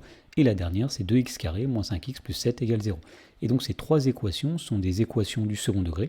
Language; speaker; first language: French; native; French